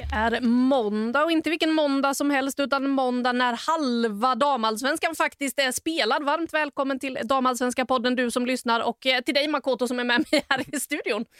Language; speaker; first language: Swedish; native; Swedish